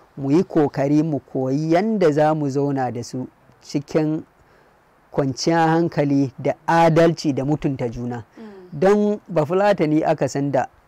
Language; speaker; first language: Hausa; non-native, local second language; Fula